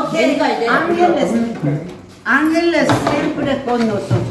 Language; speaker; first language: Spanish; non-native, learner; Korean